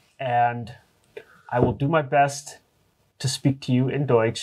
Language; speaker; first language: English; native; English